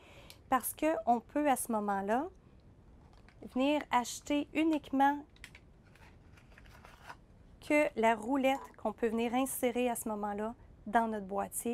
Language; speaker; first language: French; native; French